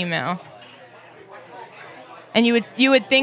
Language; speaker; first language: English; native; English